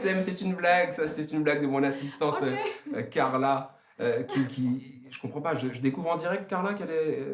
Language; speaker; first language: French; native; French